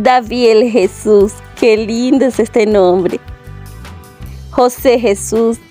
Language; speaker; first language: Spanish; native; Spanish